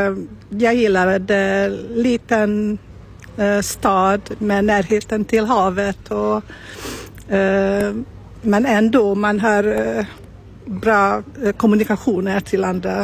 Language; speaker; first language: Swedish; non-native, learner; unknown